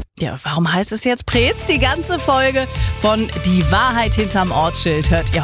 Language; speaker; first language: German; native; German